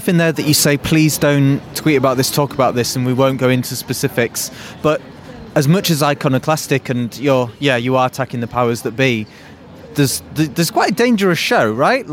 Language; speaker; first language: English; native; English